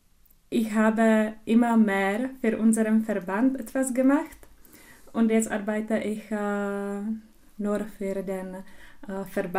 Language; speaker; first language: German; non-native, local second language; Czech